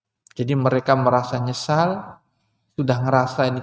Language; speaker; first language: Indonesian; non-native, local second language; Banjar